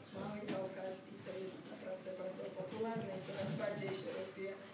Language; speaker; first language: Polish; non-native, fluent; Georgian